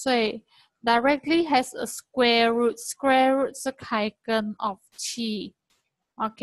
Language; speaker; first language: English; non-native, local second language; Chinese